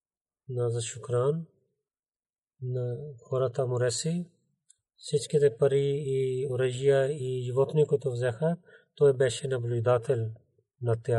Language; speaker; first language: Bulgarian; non-native, learner; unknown